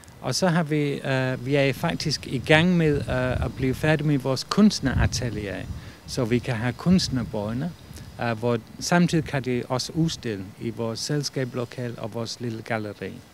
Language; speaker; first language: Danish; non-native, fluent; English